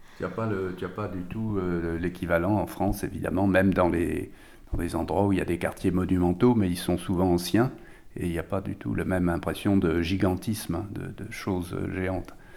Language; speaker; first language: French; native; French